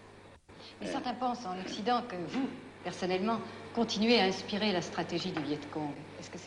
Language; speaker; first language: French; native; French